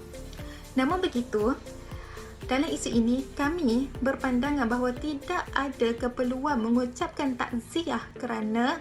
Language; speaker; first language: Malay; native; Malay